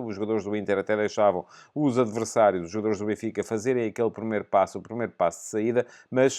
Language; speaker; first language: Portuguese; native; Portuguese